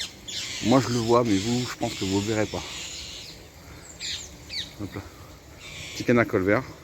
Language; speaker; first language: French; native; French